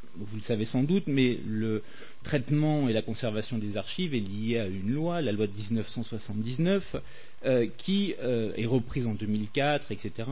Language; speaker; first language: French; native; French